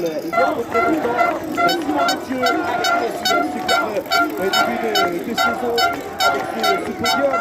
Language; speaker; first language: French; native; French